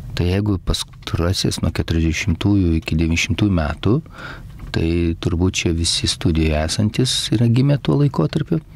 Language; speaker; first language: Lithuanian; native; Lithuanian